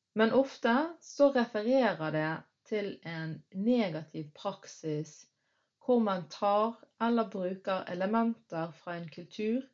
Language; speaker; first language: Norwegian; early bilingual, other home language; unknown